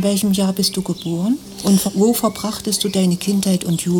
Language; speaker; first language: German; native; German